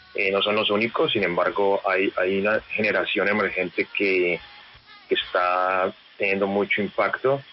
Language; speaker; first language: Spanish; native; Spanish